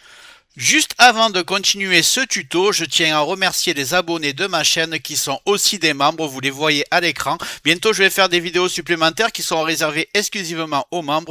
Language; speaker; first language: French; native; French